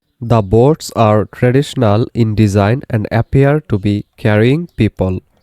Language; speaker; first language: English; non-native, local second language; Bangla